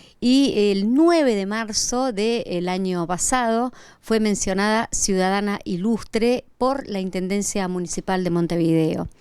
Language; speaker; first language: Spanish; native; Spanish